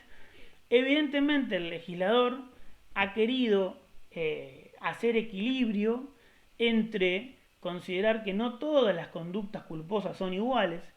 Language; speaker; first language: Spanish; native; Spanish